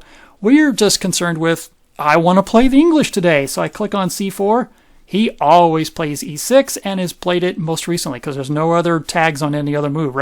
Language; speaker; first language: English; native; English